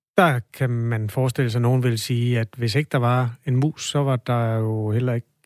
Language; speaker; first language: Danish; native; Danish